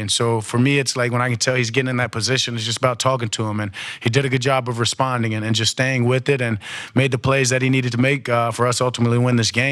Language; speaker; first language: English; native; English